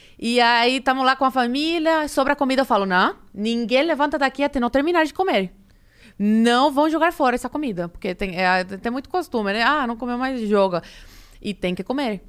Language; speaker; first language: Portuguese; early bilingual, other home language; Spanish